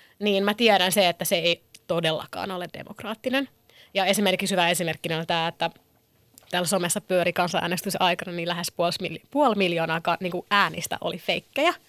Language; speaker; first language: Finnish; early bilingual, other home language; Kurdish